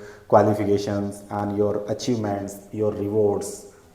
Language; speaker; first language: English; non-native, local second language; Hindi